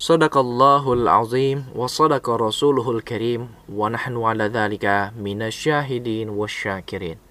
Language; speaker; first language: Arabic; non-native, fluent; Indonesian